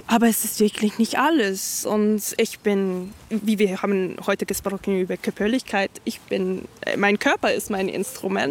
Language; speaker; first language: German; non-native, learner; Hungarian